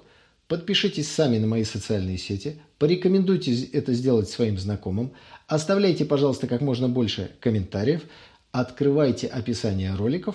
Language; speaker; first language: Russian; native; Russian